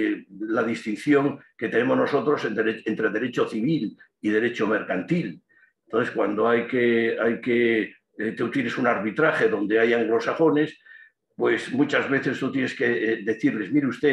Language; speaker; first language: Spanish; native; Spanish